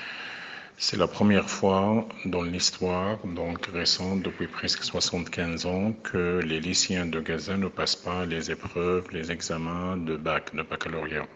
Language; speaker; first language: French; non-native, fluent; Arabic